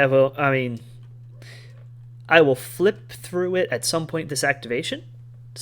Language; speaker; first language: English; native; English